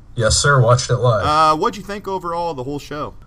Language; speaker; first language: English; native; English